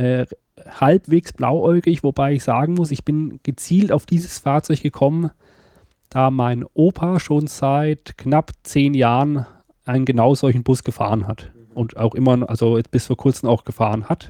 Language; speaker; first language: German; native; German